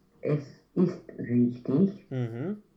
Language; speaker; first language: German; non-native, learner; Romanian